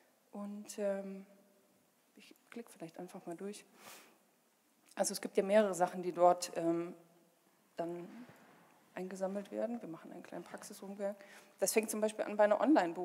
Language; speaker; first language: German; native; German